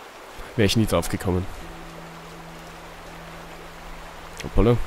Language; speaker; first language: German; native; German